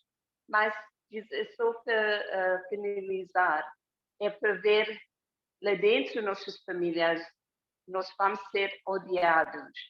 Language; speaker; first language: Portuguese; non-native, fluent; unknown